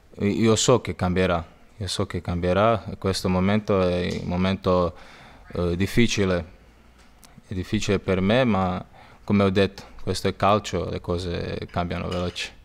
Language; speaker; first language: Italian; non-native, learner; Croatian